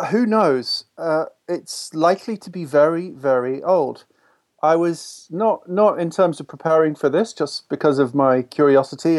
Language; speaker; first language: English; native; English